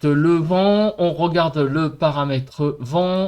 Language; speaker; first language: French; native; French